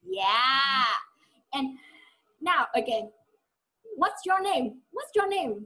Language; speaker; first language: English; non-native, fluent; Vietnamese